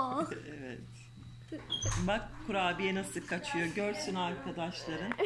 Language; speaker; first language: Turkish; native; Turkish